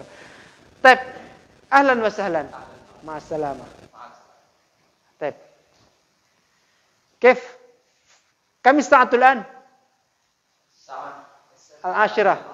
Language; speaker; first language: Arabic; non-native, fluent; Indonesian